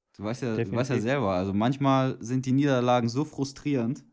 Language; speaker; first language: German; native; German